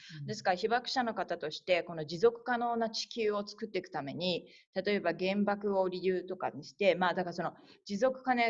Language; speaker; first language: Japanese; native; Japanese